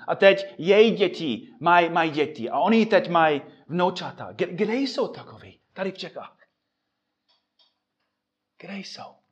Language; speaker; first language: Czech; non-native, fluent; English